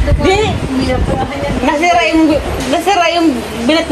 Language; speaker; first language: Filipino; non-native, local second language; Cebuano